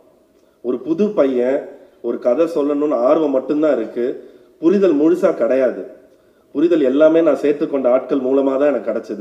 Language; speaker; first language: Tamil; native; Tamil